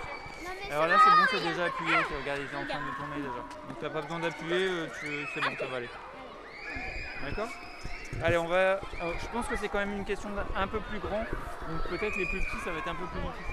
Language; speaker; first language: French; native; French